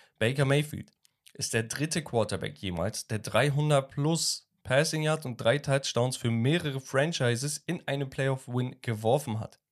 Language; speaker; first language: German; early bilingual, other home language; Turkish